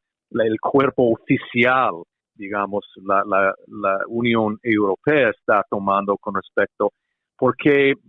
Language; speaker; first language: Spanish; non-native, fluent; English